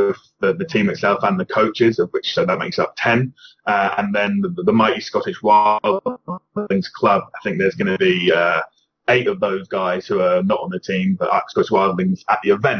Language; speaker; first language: English; native; English